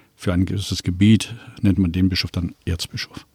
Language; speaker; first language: German; native; German